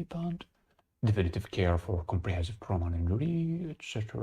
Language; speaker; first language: English; non-native, fluent; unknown